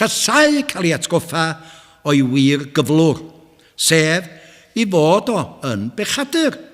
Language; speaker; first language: Welsh; native; Welsh